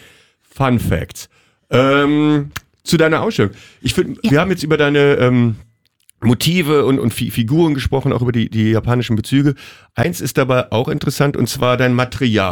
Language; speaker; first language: German; native; German